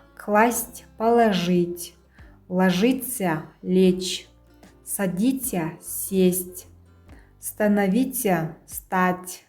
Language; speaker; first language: Russian; non-native, local second language; Kazakh